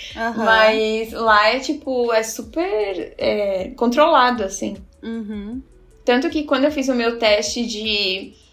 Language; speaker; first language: Portuguese; native; Portuguese